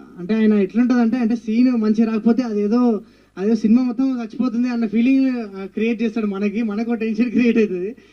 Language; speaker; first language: Telugu; native; Telugu